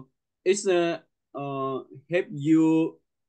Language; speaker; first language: English; non-native, learner; Vietnamese